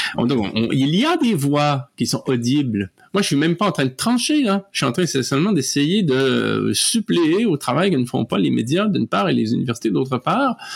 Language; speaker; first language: French; native; French